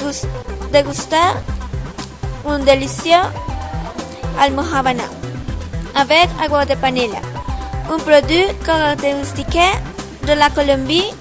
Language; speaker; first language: French; non-native, learner; Spanish